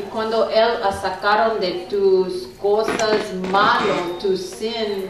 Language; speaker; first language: Spanish; non-native, learner; English